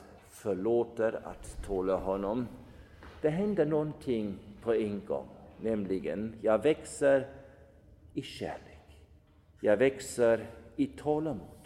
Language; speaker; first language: Swedish; non-native, fluent; German